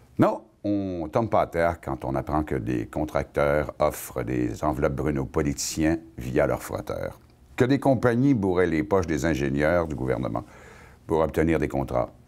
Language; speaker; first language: French; native; French